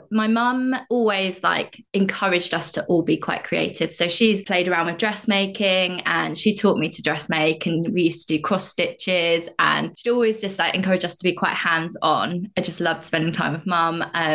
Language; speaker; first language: English; native; English